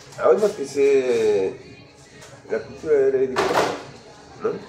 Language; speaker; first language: French; non-native, learner; Spanish